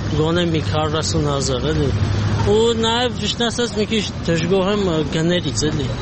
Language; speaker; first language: Armenian; native; Armenian